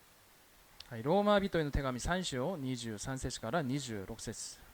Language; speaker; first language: Japanese; non-native, fluent; Korean